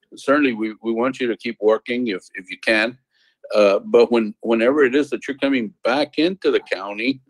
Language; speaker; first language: English; early bilingual, other home language; Spanish